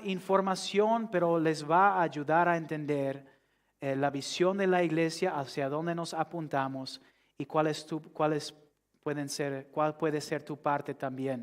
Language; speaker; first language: Spanish; non-native, fluent; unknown